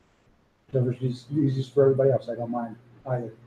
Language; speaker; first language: English; native; English